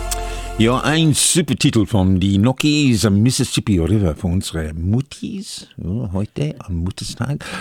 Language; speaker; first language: German; early bilingual, heritage; German